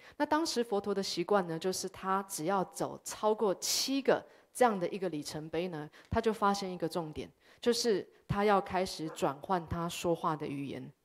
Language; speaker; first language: Chinese; early bilingual, heritage; Chinese